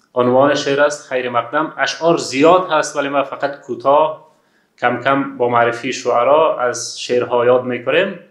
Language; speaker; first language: Persian; native; Persian